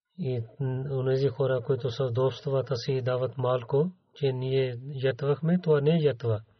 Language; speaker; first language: Bulgarian; non-native, learner; Urdu